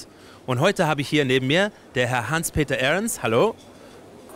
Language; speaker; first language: German; non-native, learner; English